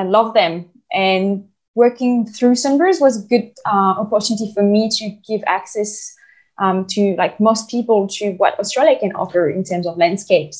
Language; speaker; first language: English; non-native, fluent; French